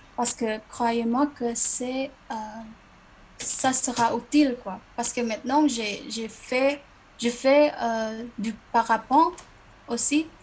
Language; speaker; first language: French; non-native, learner; Indonesian